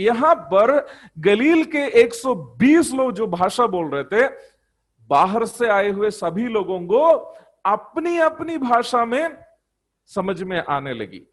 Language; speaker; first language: Hindi; non-native, local second language; Malayalam